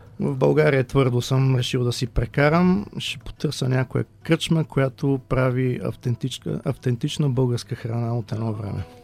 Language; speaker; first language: Bulgarian; early bilingual, heritage; Bulgarian